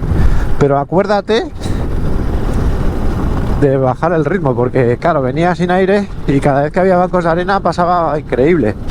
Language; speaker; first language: Spanish; native; Spanish